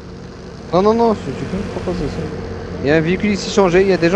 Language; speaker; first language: French; native; French